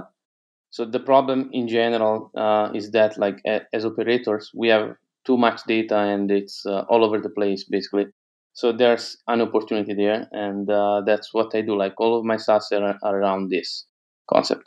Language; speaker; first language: English; non-native, fluent; Italian